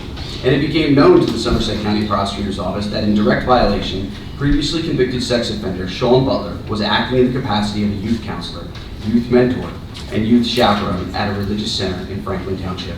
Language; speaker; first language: English; native; English